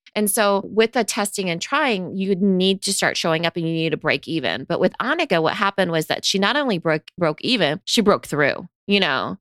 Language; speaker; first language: English; native; English